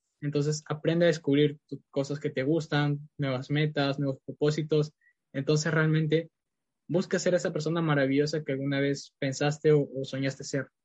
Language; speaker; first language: Spanish; native; Spanish